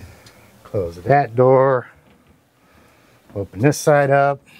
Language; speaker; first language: English; native; English